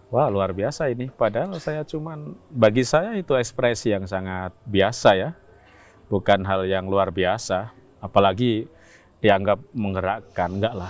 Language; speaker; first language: Indonesian; non-native, local second language; Javanese